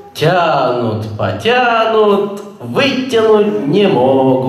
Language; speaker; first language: Russian; non-native, learner; Lithuanian